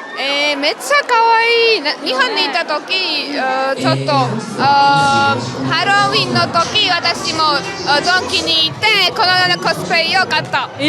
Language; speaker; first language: Japanese; non-native, learner; Georgian